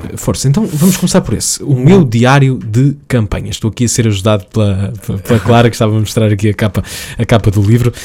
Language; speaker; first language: Portuguese; native; Portuguese